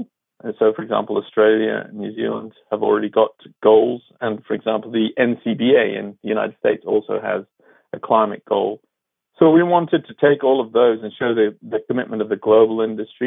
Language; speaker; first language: English; native; English